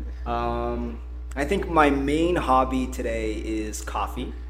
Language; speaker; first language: English; native; English